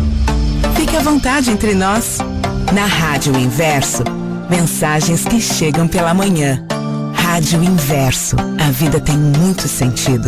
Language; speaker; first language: Portuguese; native; Portuguese